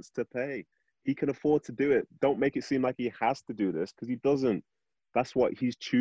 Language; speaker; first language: English; native; English